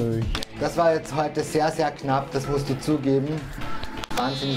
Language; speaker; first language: German; native; German